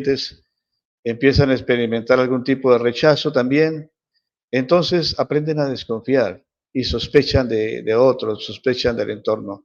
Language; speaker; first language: Spanish; native; Spanish